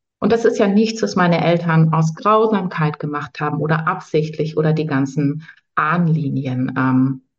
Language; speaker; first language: German; native; German